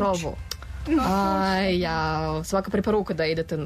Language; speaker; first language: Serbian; non-native, learner; Russian